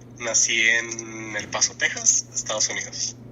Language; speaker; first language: Spanish; native; Spanish